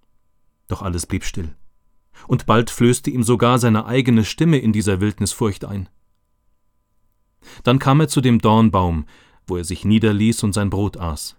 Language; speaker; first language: German; native; German